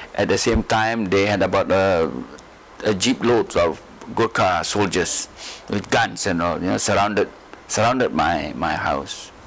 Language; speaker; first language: English; non-native, local second language; Malay